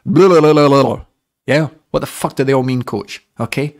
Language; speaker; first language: English; native; English